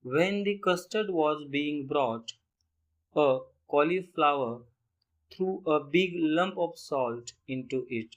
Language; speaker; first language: English; non-native, local second language; Marathi